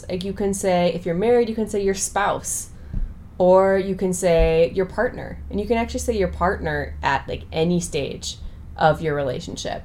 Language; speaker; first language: English; native; English